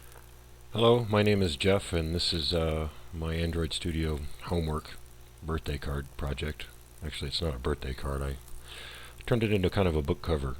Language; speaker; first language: English; native; English